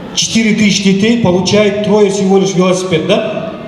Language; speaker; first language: Russian; non-native, local second language; Kazakh